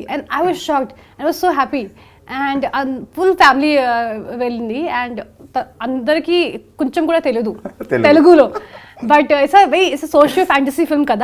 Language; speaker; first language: Telugu; non-native, learner; Hindi